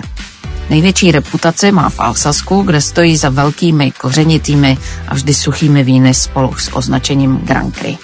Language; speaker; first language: Czech; native; Czech